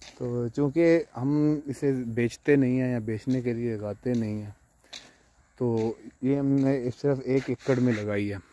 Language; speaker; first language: Urdu; non-native, local second language; Punjabi